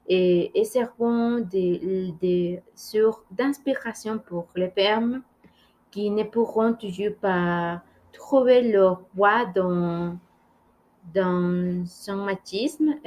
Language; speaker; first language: French; non-native, learner; Spanish